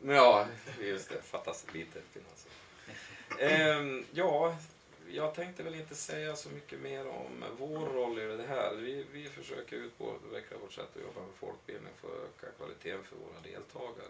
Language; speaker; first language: Swedish; native; Swedish